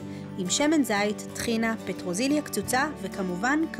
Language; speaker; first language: Hebrew; native; Hebrew